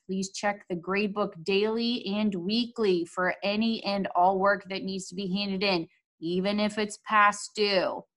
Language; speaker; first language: English; native; English